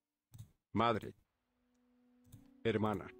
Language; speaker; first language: Spanish; non-native, learner; English